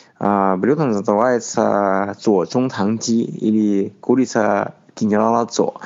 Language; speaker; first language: Russian; non-native, fluent; Chinese